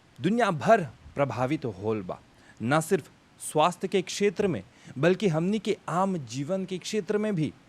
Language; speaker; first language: Bhojpuri; non-native, local second language; Morisyen